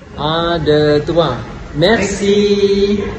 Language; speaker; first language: French; non-native, learner; Malay